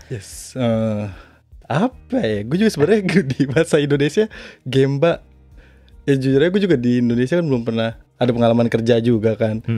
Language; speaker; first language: Indonesian; native; Indonesian